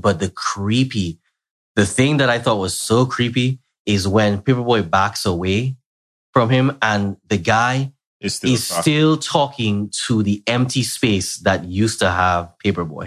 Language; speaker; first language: English; native; English